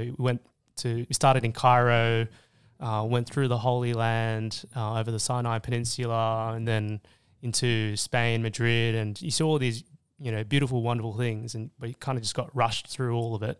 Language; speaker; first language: English; native; English